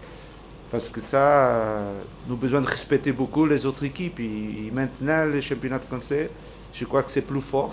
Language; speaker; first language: French; non-native, learner; Portuguese